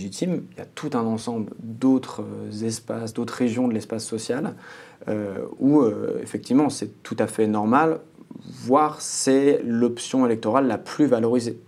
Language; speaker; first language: French; native; French